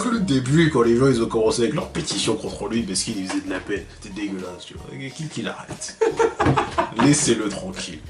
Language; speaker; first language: French; native; French